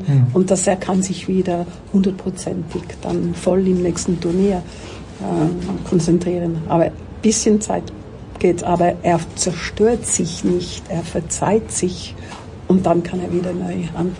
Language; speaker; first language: German; non-native, local second language; French